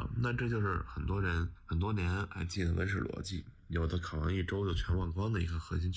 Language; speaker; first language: Chinese; native; Chinese